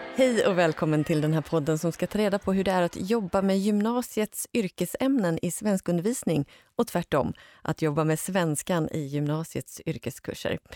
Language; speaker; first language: Swedish; native; Swedish